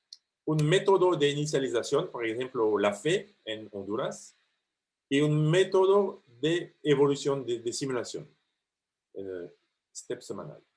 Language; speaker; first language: Spanish; non-native, fluent; French